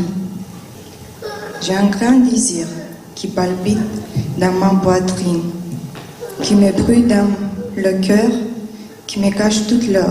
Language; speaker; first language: French; non-native, learner; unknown